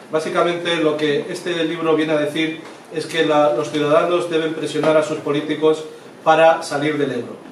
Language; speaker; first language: Spanish; native; Spanish